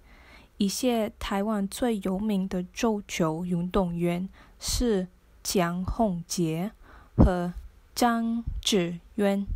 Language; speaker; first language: Chinese; non-native, learner; English